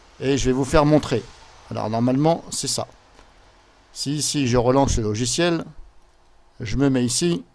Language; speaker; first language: French; native; French